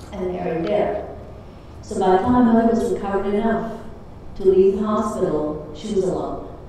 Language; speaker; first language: English; early bilingual, other home language; Czech